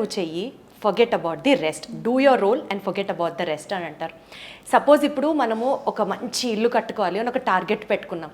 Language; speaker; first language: Telugu; native; Telugu